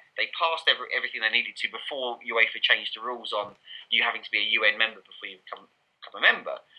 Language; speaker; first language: English; native; English